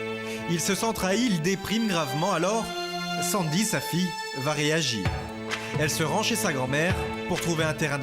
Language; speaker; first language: French; native; French